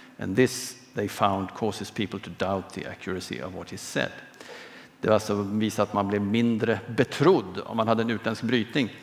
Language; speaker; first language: Swedish; native; Swedish